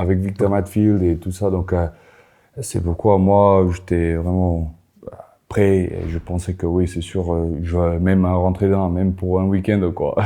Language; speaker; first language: French; non-native, fluent; Afrikaans